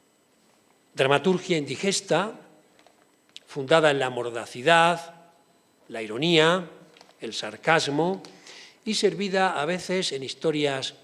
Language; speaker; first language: Spanish; native; Spanish